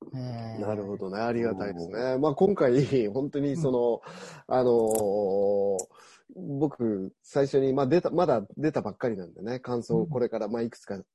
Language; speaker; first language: Japanese; native; Japanese